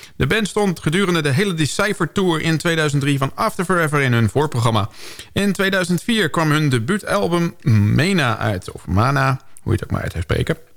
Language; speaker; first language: Dutch; native; Dutch